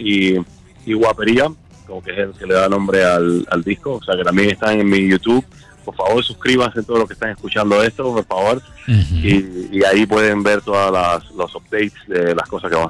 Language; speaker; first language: Spanish; native; Spanish